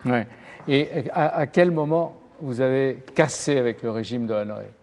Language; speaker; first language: French; native; French